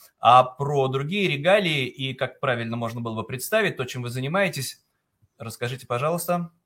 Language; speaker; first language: Russian; native; Russian